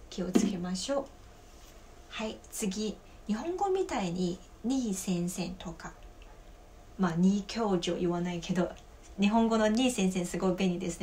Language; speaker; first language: Japanese; non-native, fluent; Chinese